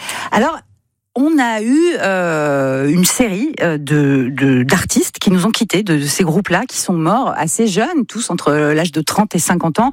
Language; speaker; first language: French; native; French